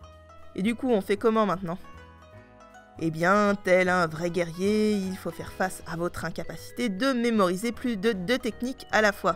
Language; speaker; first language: French; native; French